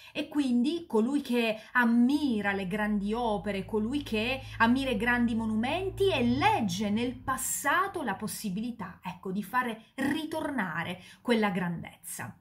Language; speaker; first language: Italian; native; Italian